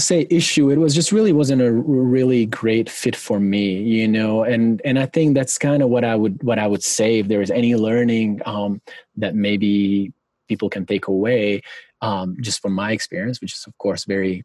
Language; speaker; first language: English; non-native, fluent; Hungarian